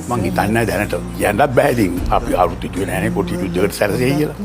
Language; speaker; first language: Sinhala; native; Sinhala